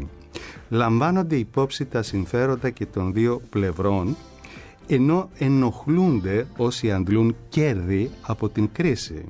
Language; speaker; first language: Greek; native; Greek